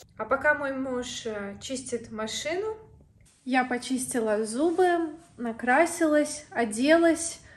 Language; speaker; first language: Russian; native; Russian